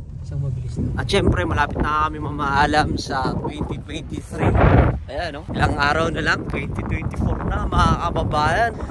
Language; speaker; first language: Filipino; native; Filipino